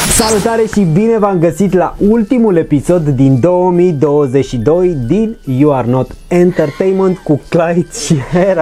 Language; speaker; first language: Romanian; native; Romanian